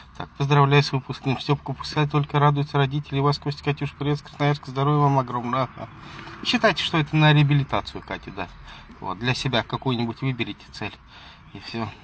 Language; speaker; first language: Russian; native; Russian